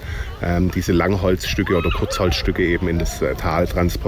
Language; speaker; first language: German; native; German